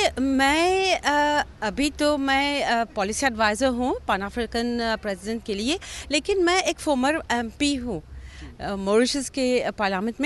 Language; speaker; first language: Hindi; non-native, fluent; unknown